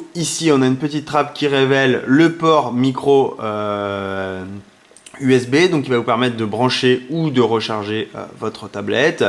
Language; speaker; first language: French; native; French